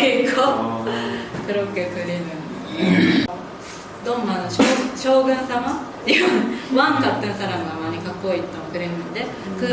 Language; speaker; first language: Korean; non-native, fluent; Japanese